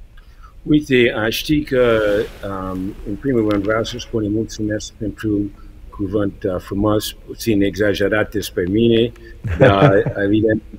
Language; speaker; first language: Romanian; early bilingual, heritage; English